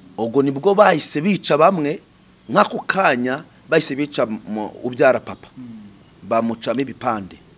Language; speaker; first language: Kinyarwanda; native; Kinyarwanda